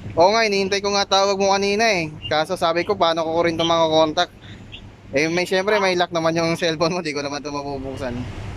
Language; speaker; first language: Filipino; native; Filipino